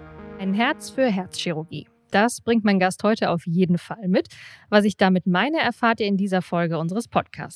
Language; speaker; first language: German; native; German